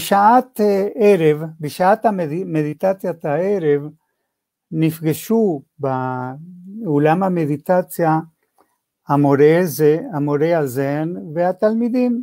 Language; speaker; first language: Hebrew; non-native, fluent; Spanish